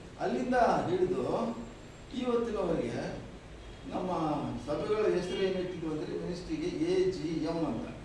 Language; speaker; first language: Kannada; non-native, local second language; Telugu